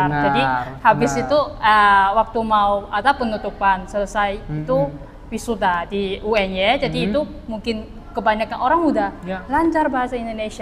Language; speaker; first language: Indonesian; non-native, fluent; Chinese